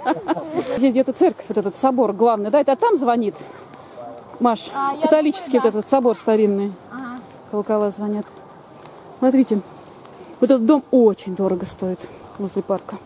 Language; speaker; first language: Russian; native; Russian